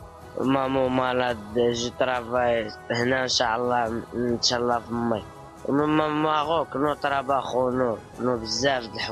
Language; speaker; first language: Spanish; non-native, learner; Arabic